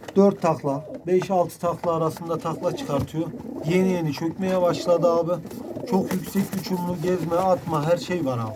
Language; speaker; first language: Turkish; native; Turkish